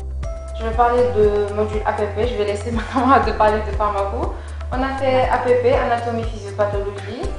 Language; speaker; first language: French; non-native, local second language; Kabyle